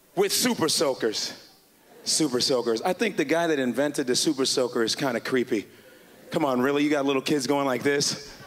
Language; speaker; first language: English; native; English